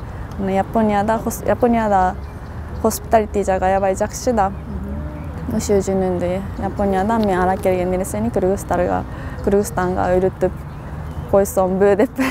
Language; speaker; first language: Kyrgyz; non-native, fluent; Japanese